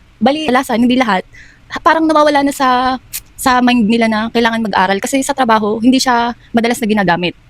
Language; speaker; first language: Filipino; native; Filipino